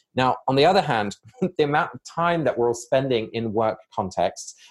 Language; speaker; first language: English; native; English